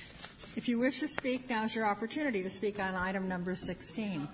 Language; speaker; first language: English; native; English